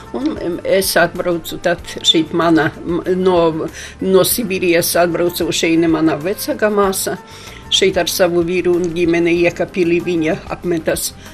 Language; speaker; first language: Latvian; non-native, local second language; Polish